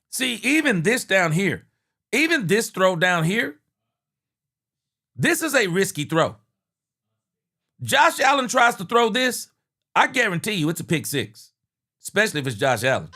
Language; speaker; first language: English; native; English